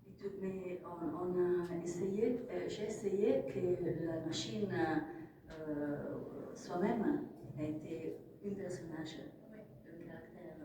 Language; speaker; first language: French; non-native, fluent; Italian